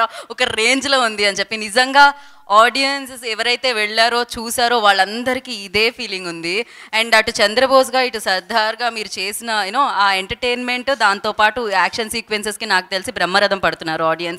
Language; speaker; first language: Telugu; native; Telugu